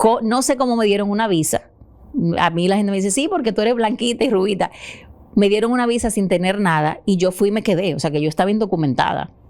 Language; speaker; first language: Spanish; native; Spanish